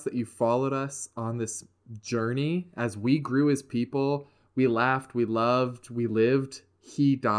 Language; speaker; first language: English; native; English